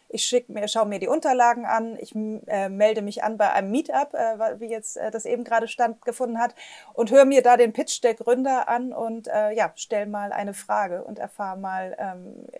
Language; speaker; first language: German; native; German